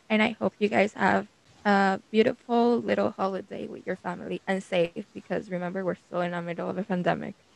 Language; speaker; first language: English; non-native, fluent; Spanish